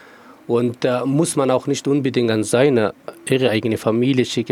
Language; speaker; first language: German; non-native, fluent; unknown